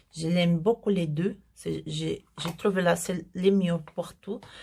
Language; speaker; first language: French; non-native, learner; Portuguese